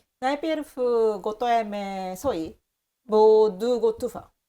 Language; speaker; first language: Polish; non-native, learner; Japanese